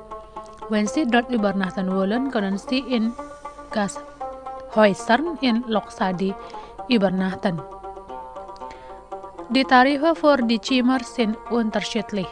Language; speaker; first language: German; non-native, fluent; Indonesian